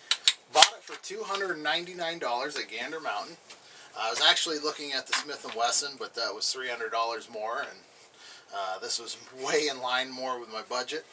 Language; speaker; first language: English; native; English